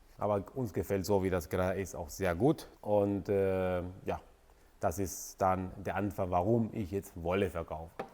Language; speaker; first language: German; non-native, fluent; Spanish